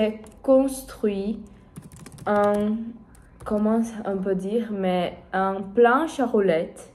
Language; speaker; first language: French; non-native, learner; Portuguese